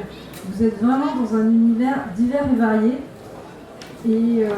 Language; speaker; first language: French; native; French